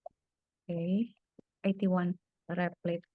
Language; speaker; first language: English; non-native, fluent; Indonesian